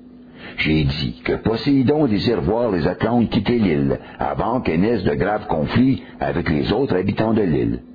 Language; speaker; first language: French; native; French